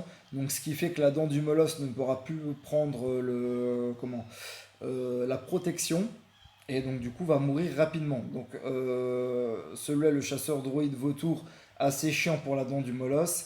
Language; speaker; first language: French; native; French